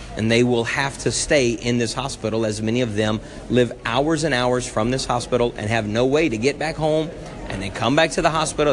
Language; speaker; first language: English; native; English